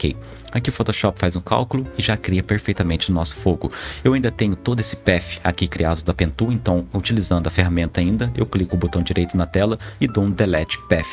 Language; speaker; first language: Portuguese; native; Portuguese